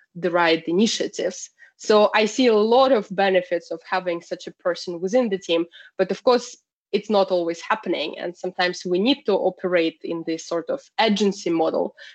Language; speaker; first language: English; non-native, fluent; Russian